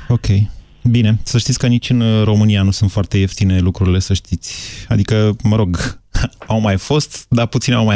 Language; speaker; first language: Romanian; native; Romanian